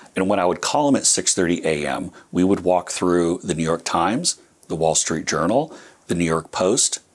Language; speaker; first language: English; native; English